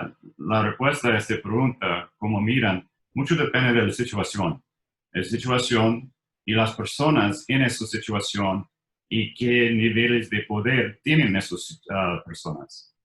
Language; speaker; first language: Spanish; non-native, learner; English